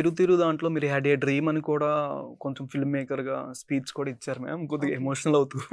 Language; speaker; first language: Telugu; native; Telugu